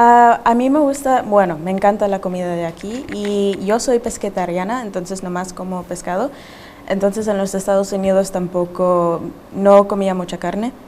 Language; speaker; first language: Spanish; early bilingual, heritage; Spanish